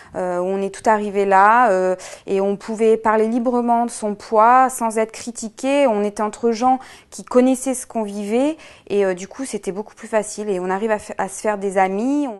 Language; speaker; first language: French; native; French